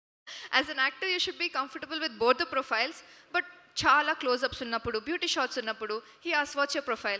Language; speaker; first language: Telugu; non-native, local second language; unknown